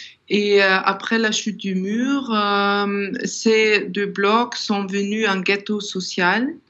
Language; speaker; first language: French; non-native, fluent; German